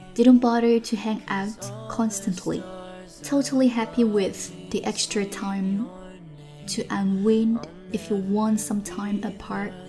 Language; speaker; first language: English; non-native, fluent; Chinese